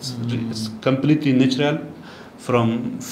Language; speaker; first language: English; non-native, learner; Persian